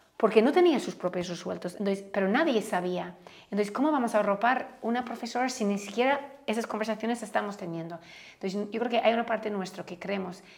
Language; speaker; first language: Spanish; non-native, fluent; English